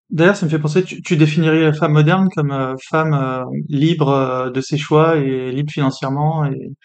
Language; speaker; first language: French; native; French